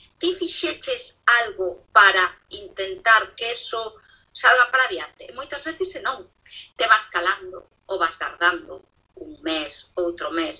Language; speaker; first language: Galician; non-native, local second language; Spanish